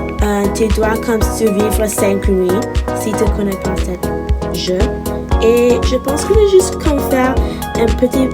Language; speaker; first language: French; non-native, learner; English